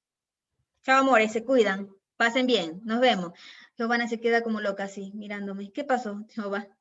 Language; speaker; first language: Spanish; native; Spanish